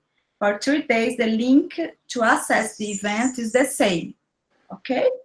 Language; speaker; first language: English; non-native, learner; Portuguese